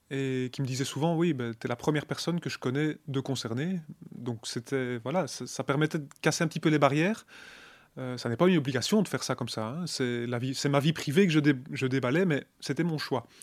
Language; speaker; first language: French; native; French